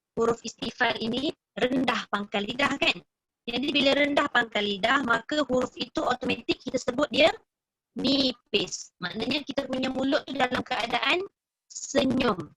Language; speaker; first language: Malay; native; Malay